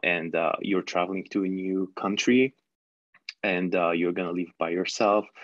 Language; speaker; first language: English; non-native, fluent; Arabic